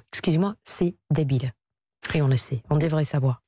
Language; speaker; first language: French; non-native, fluent; English